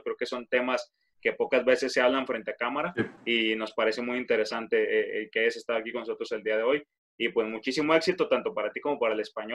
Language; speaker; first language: Spanish; native; Spanish